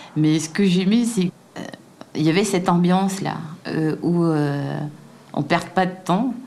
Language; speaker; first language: French; native; French